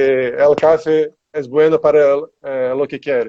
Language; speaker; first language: Spanish; non-native, learner; Portuguese